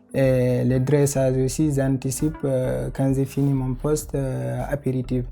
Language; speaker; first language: French; non-native, fluent; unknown